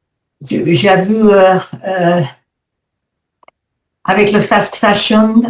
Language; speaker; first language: French; non-native, learner; English